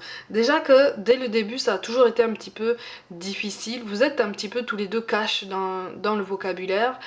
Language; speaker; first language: French; native; French